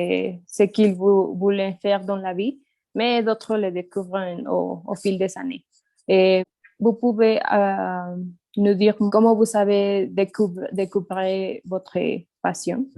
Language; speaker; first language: French; non-native, fluent; Spanish